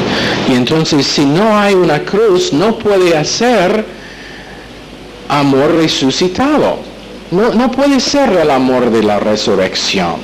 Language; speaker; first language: Spanish; non-native, fluent; English